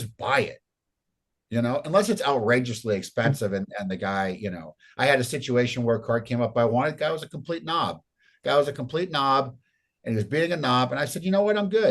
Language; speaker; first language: English; native; English